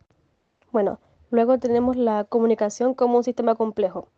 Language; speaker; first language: Spanish; native; Spanish